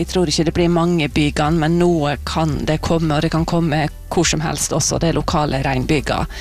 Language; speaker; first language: Norwegian; native; Norwegian